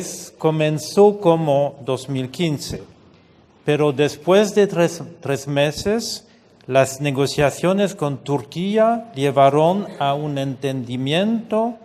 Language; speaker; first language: Spanish; non-native, fluent; French